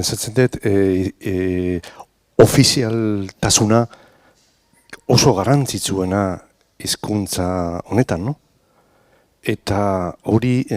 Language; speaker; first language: Basque; non-native, local second language; Spanish